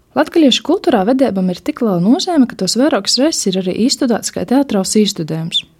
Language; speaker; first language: Latvian; native; Latvian